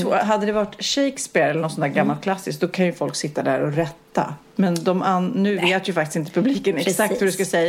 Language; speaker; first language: Swedish; native; Swedish